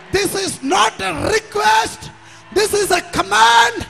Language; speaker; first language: English; non-native, local second language; Kannada